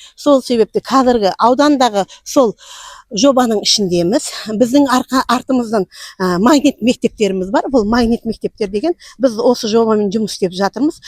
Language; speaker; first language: Kazakh; non-native, local second language; Uzbek